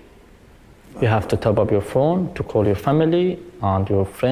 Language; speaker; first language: English; non-native, learner; Arabic